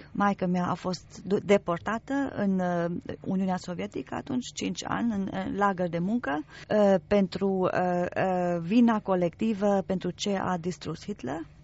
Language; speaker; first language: Romanian; non-native, local second language; German